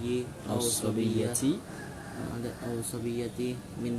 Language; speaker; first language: Arabic; non-native, learner; Indonesian